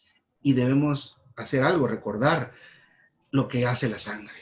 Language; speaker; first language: Spanish; native; Spanish